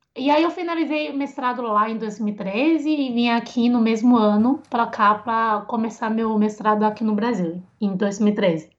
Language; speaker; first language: Portuguese; non-native, fluent; Chinese